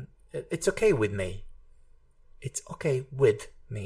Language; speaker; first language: English; non-native, fluent; Hungarian